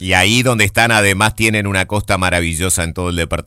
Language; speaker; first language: Spanish; native; Spanish